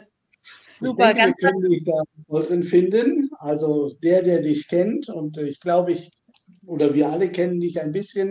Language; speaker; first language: German; native; German